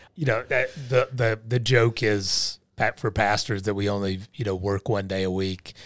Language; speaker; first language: English; native; English